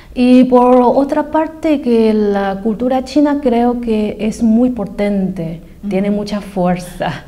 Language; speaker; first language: Spanish; non-native, fluent; Chinese